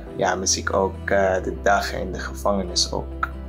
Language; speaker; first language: Dutch; non-native, learner; Arabic